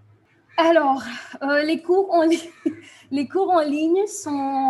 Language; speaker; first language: French; non-native, fluent; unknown